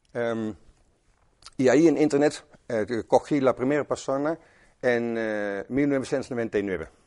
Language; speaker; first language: Spanish; non-native, fluent; Dutch